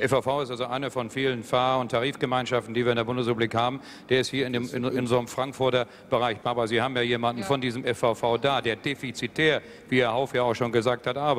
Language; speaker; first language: German; native; German